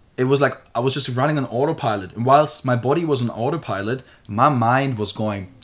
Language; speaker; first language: English; non-native, fluent; German